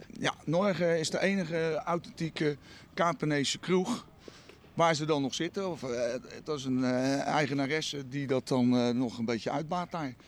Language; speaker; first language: Dutch; native; Dutch